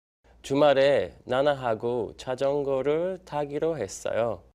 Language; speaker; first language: Korean; non-native, learner; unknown